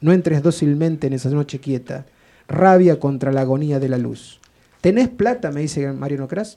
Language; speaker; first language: Spanish; native; Spanish